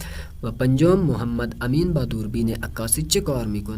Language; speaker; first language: Persian; non-native, fluent; Urdu